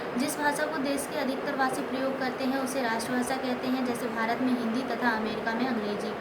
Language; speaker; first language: Hindi; native; Hindi